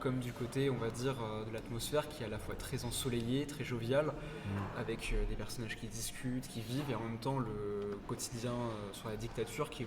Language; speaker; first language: French; native; French